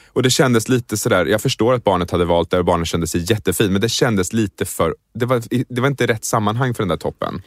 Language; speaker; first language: Swedish; native; Swedish